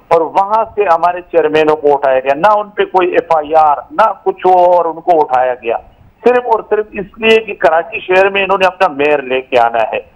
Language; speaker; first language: Urdu; non-native, local second language; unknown